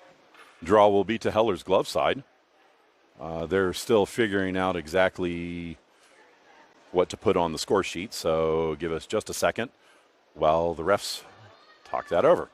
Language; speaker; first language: English; native; English